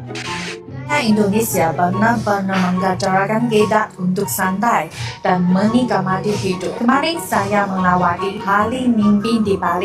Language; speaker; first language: Indonesian; non-native, fluent; Chinese